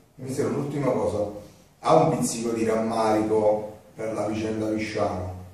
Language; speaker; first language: Italian; native; Italian